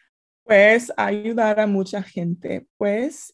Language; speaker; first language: Spanish; non-native, fluent; English